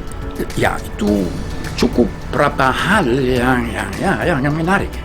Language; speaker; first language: Indonesian; non-native, fluent; German